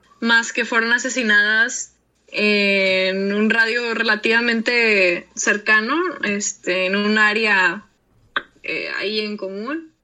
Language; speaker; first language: Spanish; native; Spanish